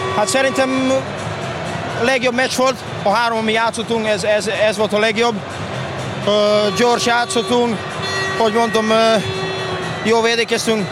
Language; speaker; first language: Hungarian; non-native, learner; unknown